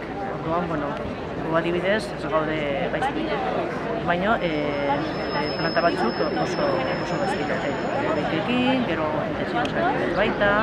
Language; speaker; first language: Basque; non-native, local second language; Spanish